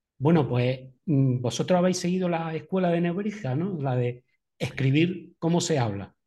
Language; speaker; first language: Spanish; native; Spanish